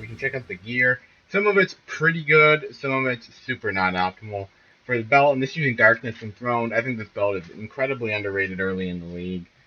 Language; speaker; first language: English; native; English